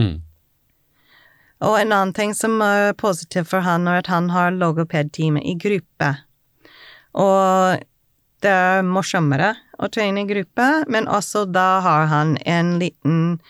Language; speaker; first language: Norwegian; non-native, fluent; English